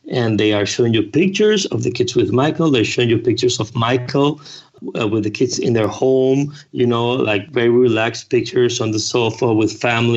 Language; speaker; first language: English; non-native, fluent; Spanish